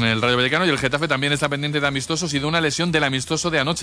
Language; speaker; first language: Spanish; native; Spanish